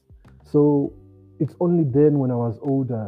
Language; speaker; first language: English; non-native, local second language; Xhosa